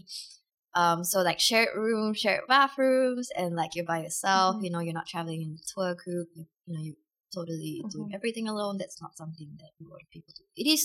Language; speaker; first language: English; native; English